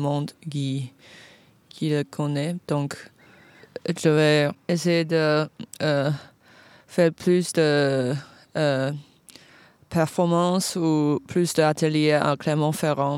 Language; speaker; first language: French; non-native, fluent; Chinese